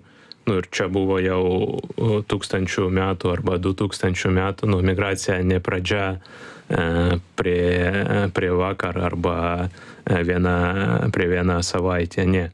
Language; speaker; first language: Lithuanian; non-native, learner; Ukrainian